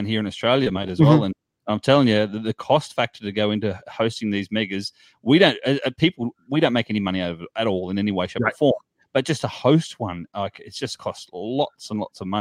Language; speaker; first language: English; native; English